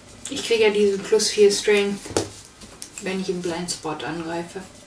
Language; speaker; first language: German; native; German